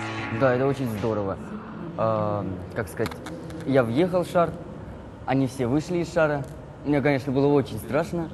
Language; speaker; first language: Russian; native; Russian